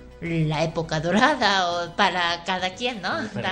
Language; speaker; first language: Spanish; non-native, fluent; Japanese